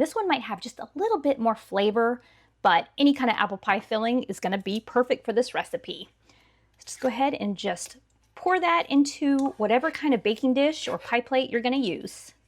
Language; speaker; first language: English; native; English